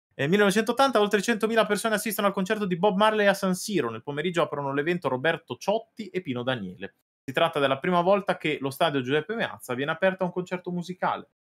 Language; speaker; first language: Italian; native; Italian